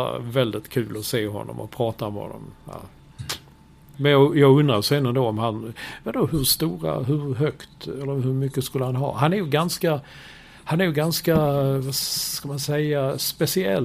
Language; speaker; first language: Swedish; native; Swedish